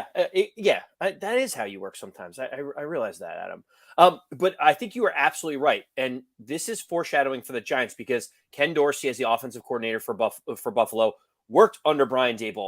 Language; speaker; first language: English; native; English